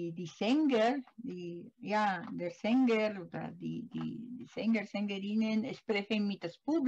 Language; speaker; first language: German; non-native, learner; Spanish